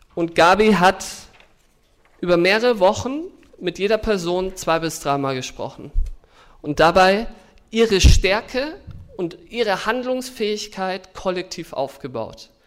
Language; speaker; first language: German; native; German